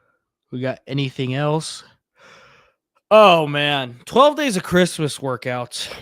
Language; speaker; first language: English; native; English